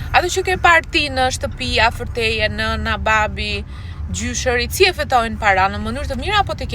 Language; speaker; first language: Albanian; native; Albanian